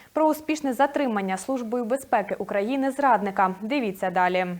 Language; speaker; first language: Ukrainian; native; Ukrainian